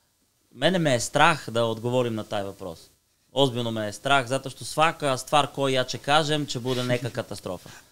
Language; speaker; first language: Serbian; non-native, learner; Bulgarian